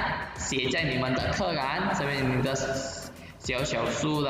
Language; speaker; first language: Chinese; non-native, fluent; Indonesian